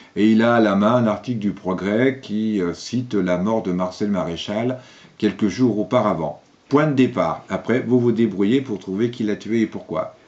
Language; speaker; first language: French; native; French